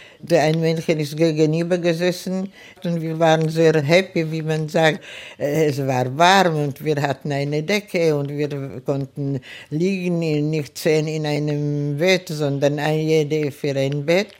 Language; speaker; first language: German; non-native, fluent; Czech